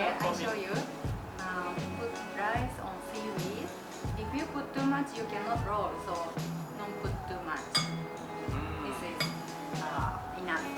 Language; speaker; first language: English; non-native, learner; Japanese